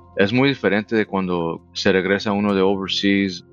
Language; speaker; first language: Spanish; early bilingual, heritage; Spanish